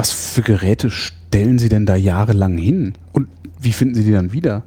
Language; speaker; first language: German; native; German